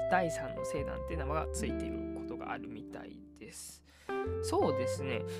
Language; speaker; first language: Japanese; native; Japanese